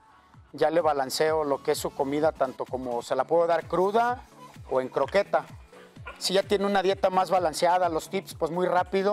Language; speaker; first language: Spanish; native; Spanish